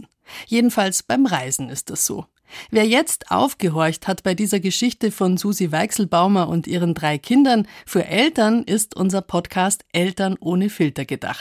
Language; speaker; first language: German; native; German